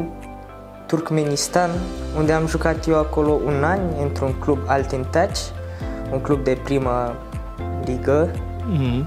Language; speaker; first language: Romanian; non-native, learner; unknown